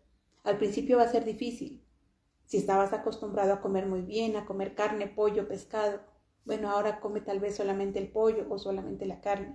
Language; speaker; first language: Spanish; native; Spanish